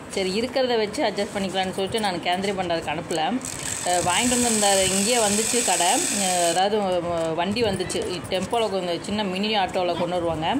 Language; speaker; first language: Tamil; non-native, local second language; Telugu